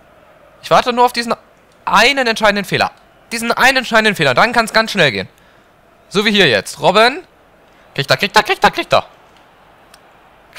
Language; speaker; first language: German; native; German